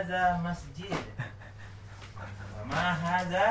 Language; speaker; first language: Arabic; non-native, learner; Indonesian